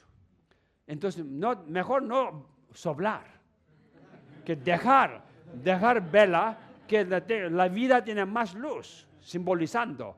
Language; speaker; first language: Spanish; non-native, learner; Tibetan